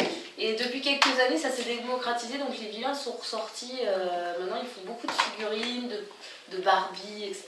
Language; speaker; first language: French; native; French